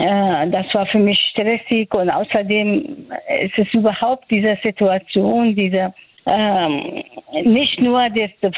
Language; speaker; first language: German; non-native, fluent; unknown